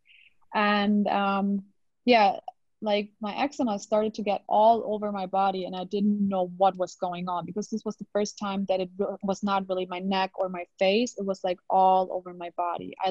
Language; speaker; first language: English; non-native, fluent; German